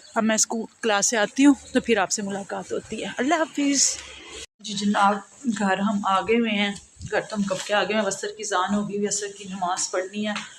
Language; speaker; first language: Urdu; native; Urdu